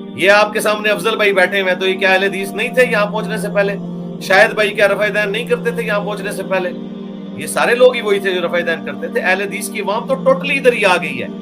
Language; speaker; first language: Urdu; non-native, local second language; Punjabi